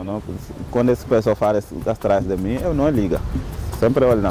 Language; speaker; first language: Portuguese; non-native, learner; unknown